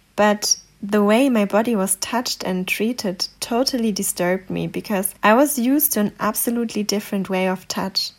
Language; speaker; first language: English; non-native, fluent; German